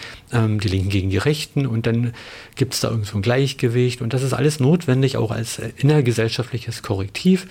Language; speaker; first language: German; native; German